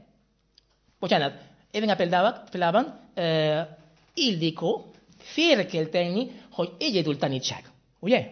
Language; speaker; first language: Hungarian; non-native, fluent; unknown